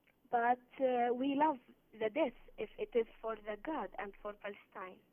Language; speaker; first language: English; non-native, learner; Arabic